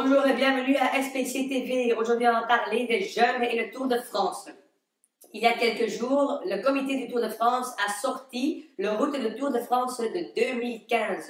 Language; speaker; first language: French; non-native, learner; Dutch